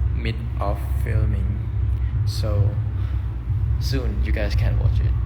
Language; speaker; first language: English; non-native, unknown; Thai